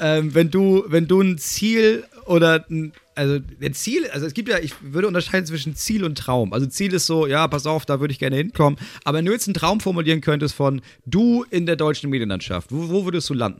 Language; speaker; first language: German; native; German